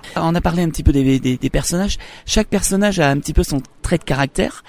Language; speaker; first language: French; native; French